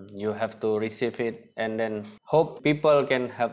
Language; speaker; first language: English; non-native, learner; Indonesian